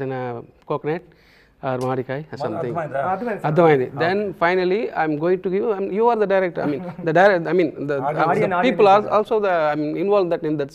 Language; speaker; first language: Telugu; non-native, learner; Tamil